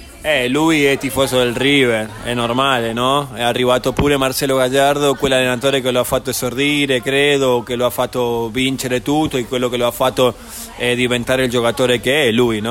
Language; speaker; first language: Italian; non-native, fluent; Spanish